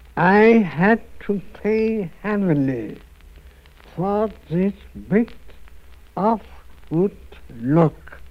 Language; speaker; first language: English; non-native, fluent; German